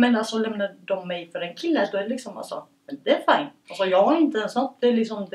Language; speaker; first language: Swedish; early bilingual, other home language; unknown